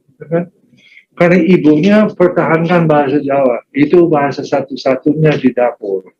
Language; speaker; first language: Malay; non-native, fluent; English